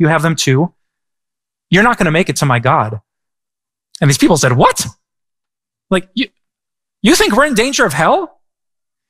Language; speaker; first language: English; native; English